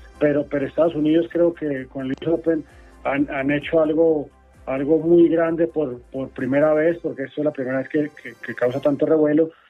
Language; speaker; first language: Spanish; native; Spanish